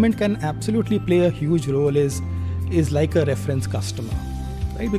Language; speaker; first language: English; non-native, local second language; Hindi